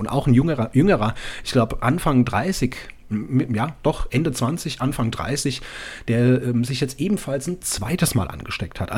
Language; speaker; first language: German; native; German